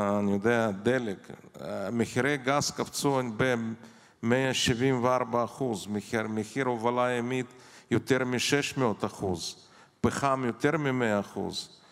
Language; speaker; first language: Hebrew; non-native, fluent; Russian